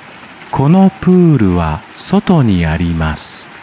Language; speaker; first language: Japanese; non-native, learner; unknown